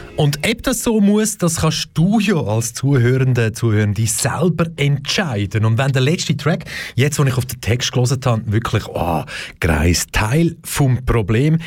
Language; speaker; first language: German; early bilingual, other home language; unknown